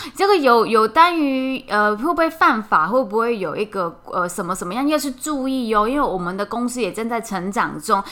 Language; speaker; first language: Chinese; non-native, fluent; Cantonese